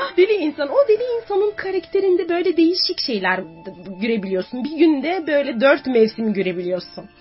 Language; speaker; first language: Turkish; native; Turkish